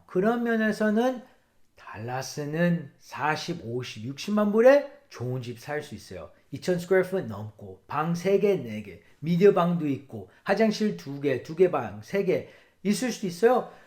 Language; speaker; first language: Korean; early bilingual, heritage; English